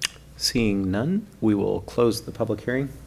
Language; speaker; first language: English; native; English